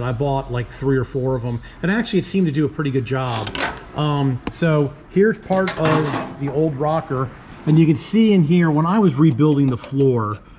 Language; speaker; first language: English; native; English